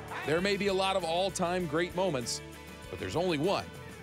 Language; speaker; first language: English; native; English